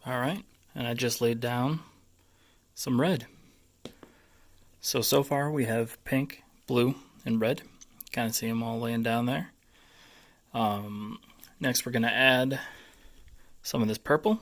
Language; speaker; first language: English; native; English